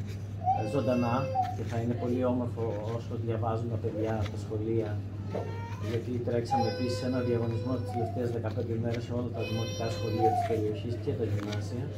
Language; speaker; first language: Greek; native; Greek